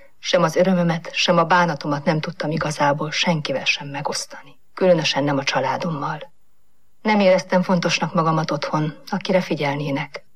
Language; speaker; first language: Hungarian; native; Hungarian